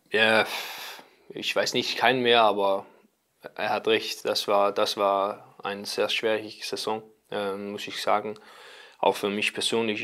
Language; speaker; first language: German; non-native, learner; Danish